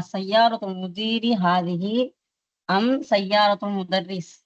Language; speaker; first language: Arabic; non-native, learner; Tamil